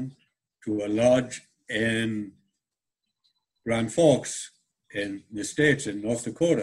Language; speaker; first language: English; native; English